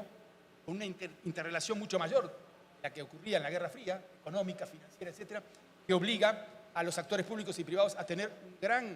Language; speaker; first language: Spanish; native; Spanish